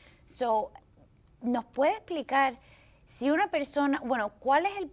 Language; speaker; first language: Spanish; early bilingual, heritage; English